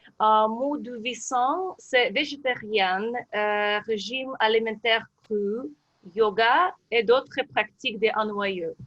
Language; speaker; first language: French; non-native, learner; Russian